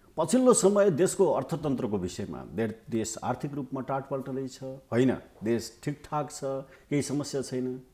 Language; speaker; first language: Nepali; native; Nepali